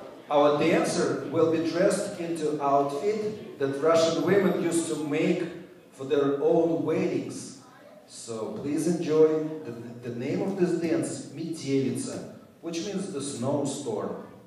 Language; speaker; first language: English; non-native, fluent; Russian